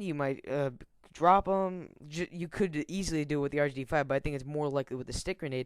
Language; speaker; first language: English; native; English